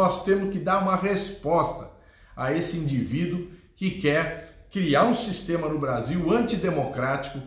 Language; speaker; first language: Portuguese; native; Portuguese